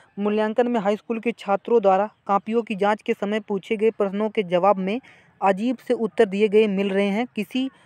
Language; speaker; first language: Hindi; native; Hindi